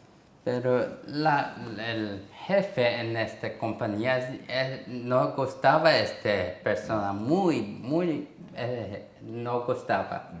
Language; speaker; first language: Spanish; non-native, learner; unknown